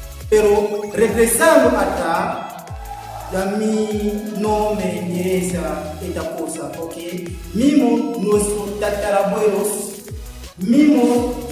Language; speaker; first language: Spanish; non-native, learner; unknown